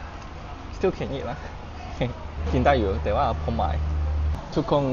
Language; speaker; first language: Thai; native; Thai